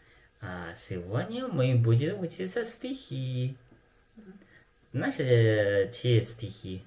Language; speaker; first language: Russian; non-native, learner; Chinese